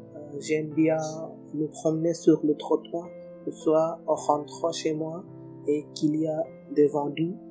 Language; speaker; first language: French; non-native, fluent; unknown